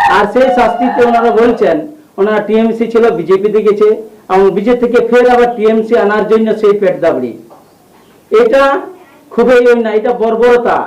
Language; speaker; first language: Bangla; non-native, local second language; Santali